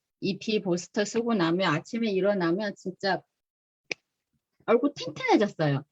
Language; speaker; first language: Korean; non-native, fluent; Chinese